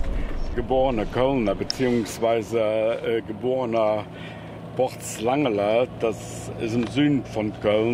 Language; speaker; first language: German; native; German